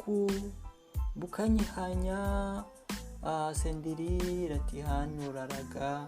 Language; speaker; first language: Indonesian; non-native, fluent; Kinyarwanda